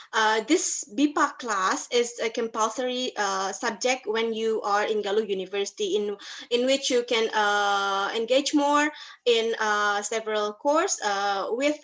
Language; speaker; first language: English; non-native, fluent; Indonesian